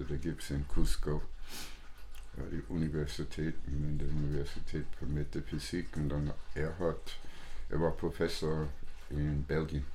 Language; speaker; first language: German; non-native, fluent; English